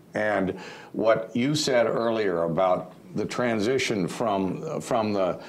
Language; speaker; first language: English; native; English